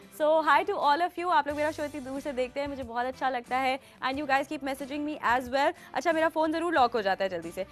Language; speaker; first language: Urdu; native; Urdu